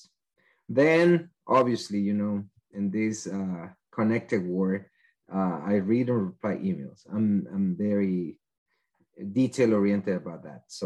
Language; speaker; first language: English; non-native, fluent; Spanish